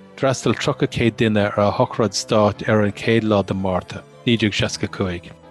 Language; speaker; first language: Irish; non-native, local second language; English